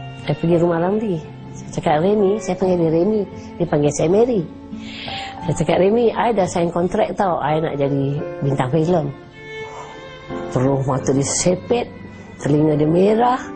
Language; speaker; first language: Malay; native; Malay